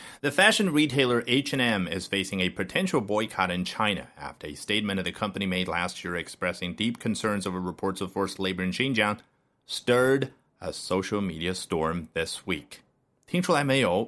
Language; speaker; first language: English; non-native, fluent; Chinese